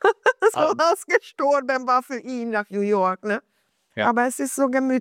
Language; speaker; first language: German; non-native, fluent; Hungarian